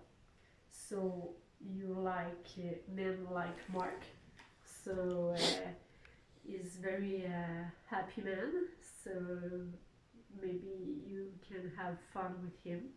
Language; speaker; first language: English; non-native, learner; French